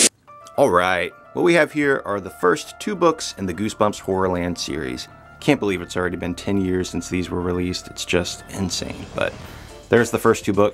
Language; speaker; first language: English; native; English